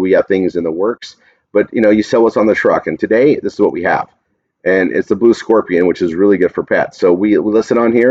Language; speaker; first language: English; native; English